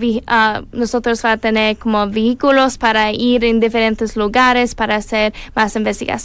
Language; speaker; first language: Spanish; non-native, learner; English